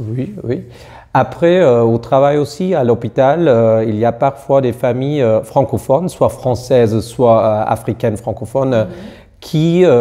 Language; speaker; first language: French; non-native, fluent; German